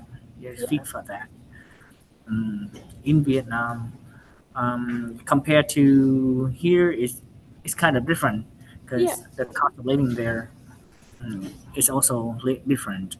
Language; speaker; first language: English; non-native, learner; Vietnamese